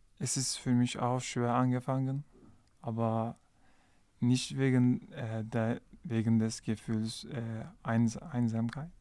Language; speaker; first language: German; non-native, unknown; Turkish